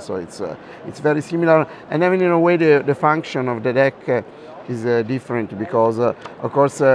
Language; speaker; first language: English; non-native, fluent; Italian